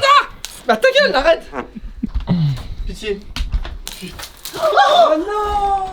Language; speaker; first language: French; native; French